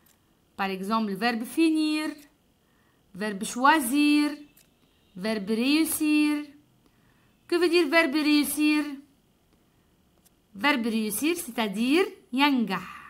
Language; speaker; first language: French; non-native, fluent; Arabic